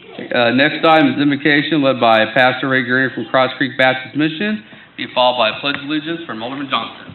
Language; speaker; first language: English; native; English